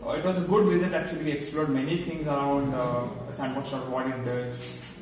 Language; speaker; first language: English; non-native, local second language; Kannada